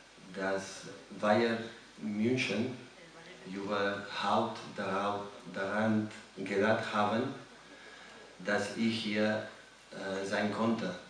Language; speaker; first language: German; non-native, learner; Spanish